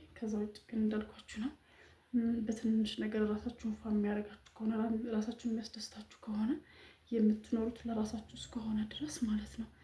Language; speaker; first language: Amharic; native; Amharic